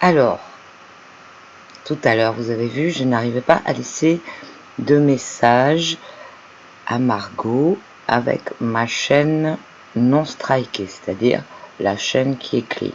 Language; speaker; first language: French; native; French